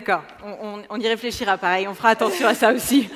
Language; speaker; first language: French; native; French